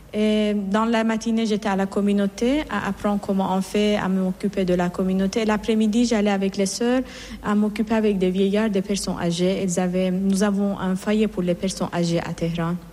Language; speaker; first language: French; non-native, learner; Persian